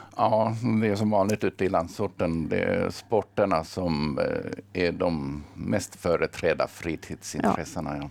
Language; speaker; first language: Swedish; native; Swedish